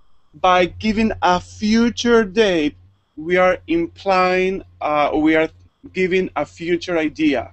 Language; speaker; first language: English; non-native, fluent; Spanish